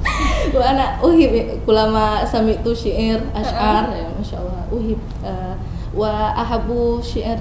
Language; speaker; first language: Arabic; non-native, learner; Indonesian